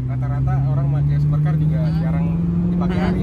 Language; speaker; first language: Indonesian; native; Indonesian